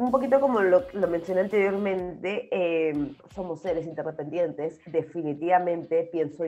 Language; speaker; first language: Spanish; native; Spanish